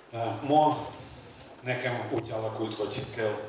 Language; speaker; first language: Hungarian; non-native, learner; Russian